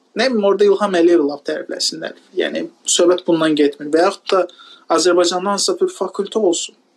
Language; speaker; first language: Azerbaijani; non-native, local second language; Talysh